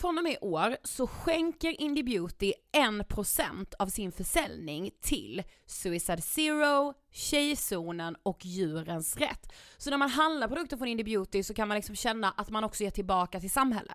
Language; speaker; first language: Swedish; native; Swedish